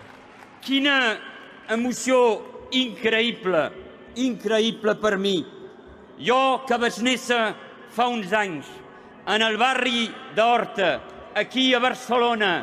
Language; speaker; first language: Catalan; early bilingual, heritage; Catalan